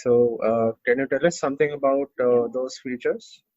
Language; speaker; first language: English; non-native, local second language; Hindi